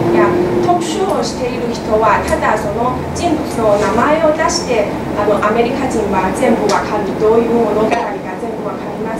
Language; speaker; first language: Japanese; non-native, fluent; Chinese